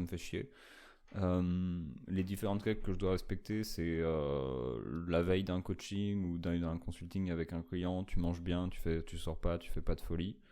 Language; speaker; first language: French; native; French